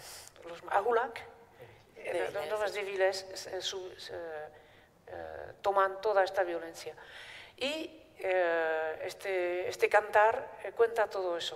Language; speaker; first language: Spanish; non-native, fluent; Basque